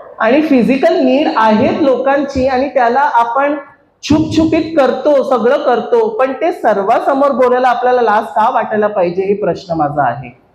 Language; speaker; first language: Marathi; non-native, local second language; Hindi